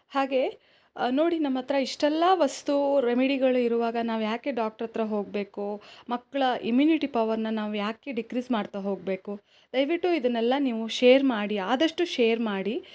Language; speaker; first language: Kannada; native; Kannada